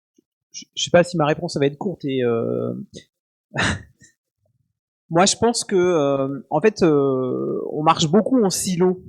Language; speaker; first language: French; native; French